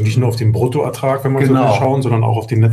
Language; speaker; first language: German; native; German